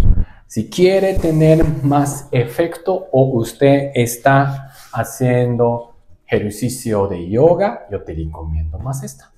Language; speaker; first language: Spanish; non-native, learner; Japanese